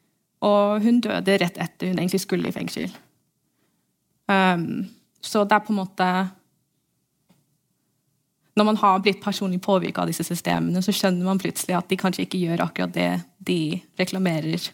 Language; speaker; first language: Norwegian; early bilingual, heritage; English